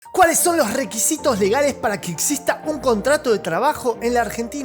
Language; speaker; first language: Spanish; native; Spanish